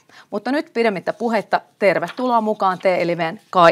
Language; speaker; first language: Finnish; native; Finnish